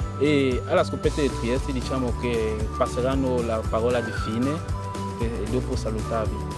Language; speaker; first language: Italian; non-native, fluent; French